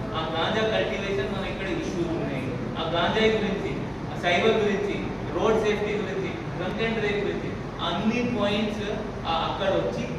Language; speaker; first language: Telugu; native; Telugu